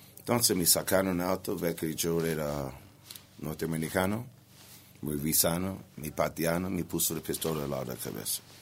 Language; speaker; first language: Spanish; non-native, learner; English